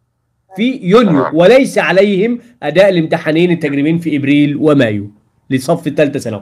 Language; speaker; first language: Arabic; native; Arabic